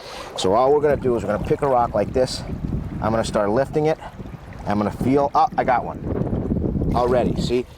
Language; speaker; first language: English; native; English